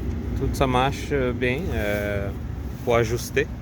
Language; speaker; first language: French; non-native, learner; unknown